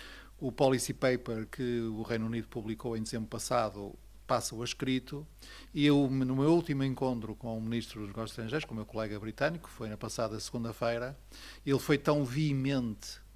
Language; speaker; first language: Portuguese; native; Portuguese